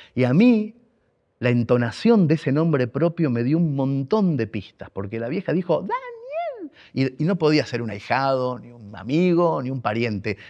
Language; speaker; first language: Spanish; native; Spanish